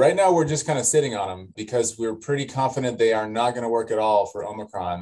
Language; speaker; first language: English; native; English